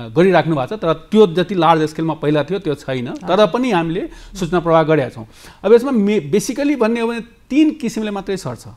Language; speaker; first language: Nepali; non-native, local second language; Maithili